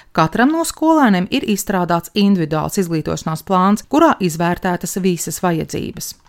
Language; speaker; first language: Latvian; native; Latvian